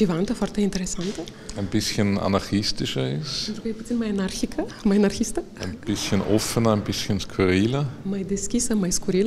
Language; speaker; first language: German; non-native, fluent; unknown